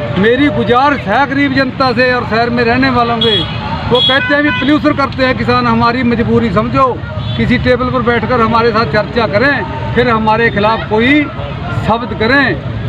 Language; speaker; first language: Hindi; native; Hindi